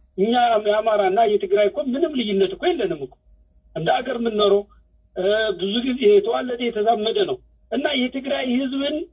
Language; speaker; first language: Amharic; non-native, local second language; Tigrinya